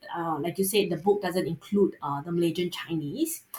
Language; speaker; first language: English; native; English